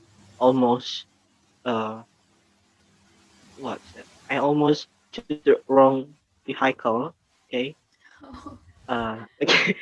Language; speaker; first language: English; non-native, learner; Indonesian